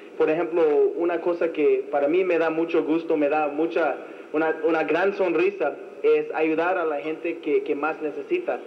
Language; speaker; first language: Spanish; non-native, fluent; English